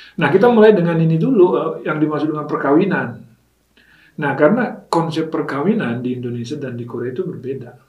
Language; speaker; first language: Indonesian; native; Indonesian